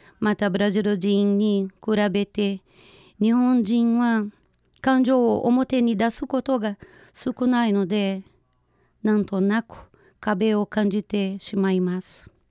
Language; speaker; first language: Japanese; non-native, fluent; Portuguese